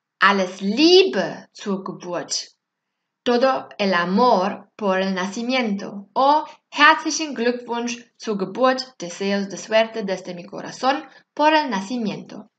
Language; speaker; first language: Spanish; non-native, fluent; German